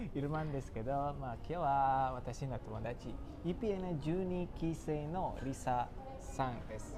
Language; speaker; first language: Japanese; non-native, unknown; Indonesian